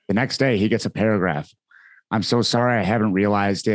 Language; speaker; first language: English; native; English